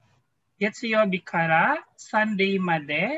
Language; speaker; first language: Japanese; non-native, fluent; Filipino